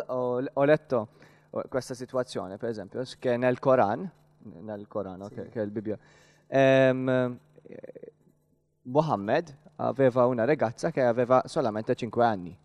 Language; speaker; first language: Italian; non-native, learner; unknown